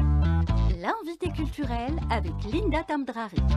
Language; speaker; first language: French; native; French